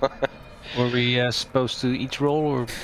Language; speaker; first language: English; non-native, fluent; French